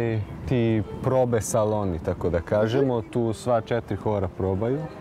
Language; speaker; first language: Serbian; early bilingual, heritage; German